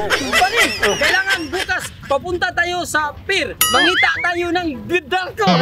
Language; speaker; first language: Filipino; non-native, local second language; Cebuano